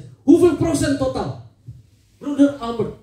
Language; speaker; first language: Dutch; non-native, learner; Indonesian